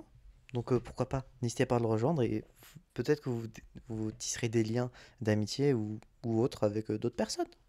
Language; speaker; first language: French; native; French